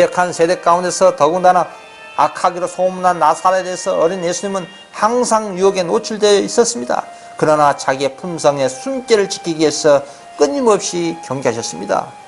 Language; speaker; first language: Korean; native; Korean